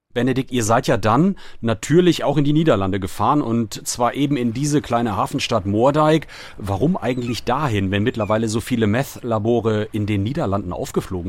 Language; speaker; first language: German; native; German